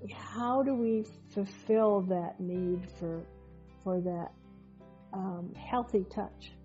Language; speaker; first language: English; native; English